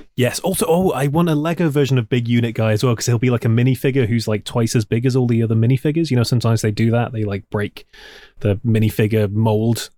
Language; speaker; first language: English; native; English